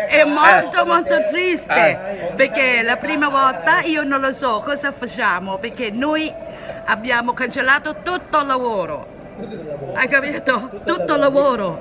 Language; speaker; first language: Italian; non-native, learner; Thai